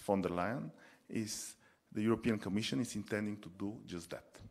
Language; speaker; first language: English; non-native, fluent; Bulgarian